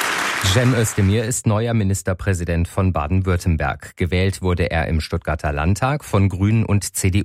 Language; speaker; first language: German; native; German